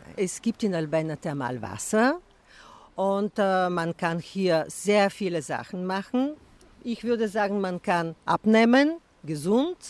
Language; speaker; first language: German; non-native, fluent; Bulgarian